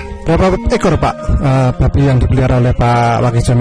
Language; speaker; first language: Indonesian; native; Indonesian